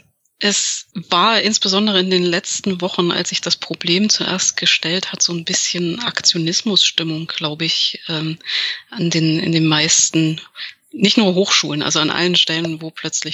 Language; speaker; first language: German; native; German